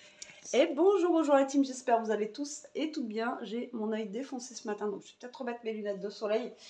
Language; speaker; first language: French; native; French